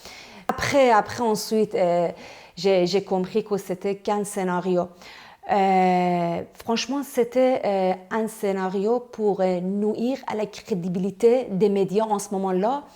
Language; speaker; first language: French; non-native, fluent; Persian